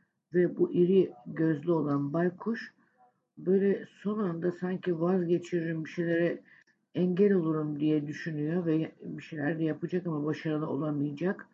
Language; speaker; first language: Turkish; native; Turkish